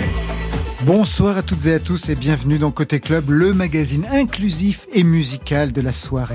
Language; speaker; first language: French; native; French